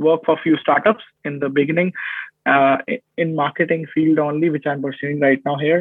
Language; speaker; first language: English; non-native, local second language; Hindi